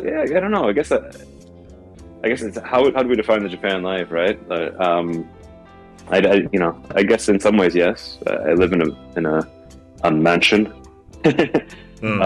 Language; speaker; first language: English; native; English